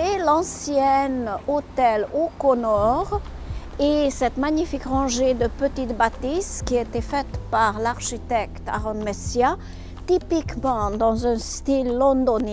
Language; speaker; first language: French; non-native, fluent; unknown